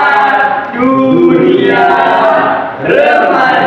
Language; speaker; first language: Malay; native; Malay